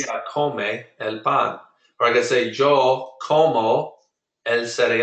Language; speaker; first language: Spanish; non-native, fluent; English